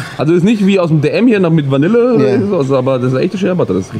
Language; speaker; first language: German; native; German